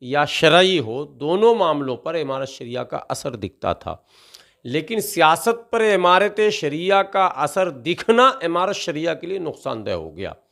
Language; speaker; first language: Hindi; native; Hindi